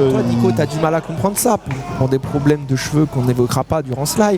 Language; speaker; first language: French; native; French